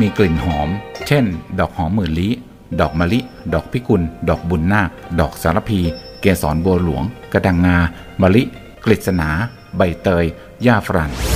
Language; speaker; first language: Thai; native; Thai